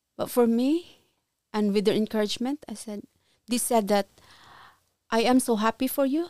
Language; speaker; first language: English; non-native, local second language; Cebuano